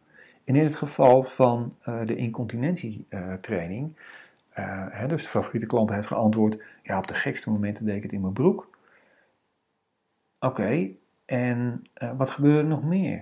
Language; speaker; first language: Dutch; native; Dutch